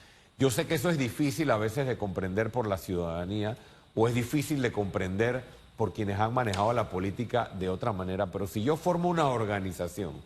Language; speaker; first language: Spanish; native; Spanish